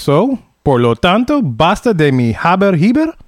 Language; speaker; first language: Spanish; non-native, learner; English